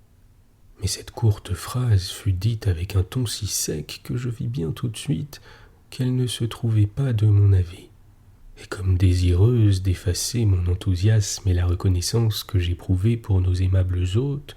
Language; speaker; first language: French; native; French